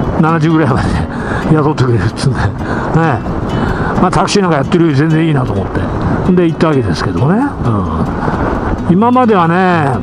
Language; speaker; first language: Japanese; native; Japanese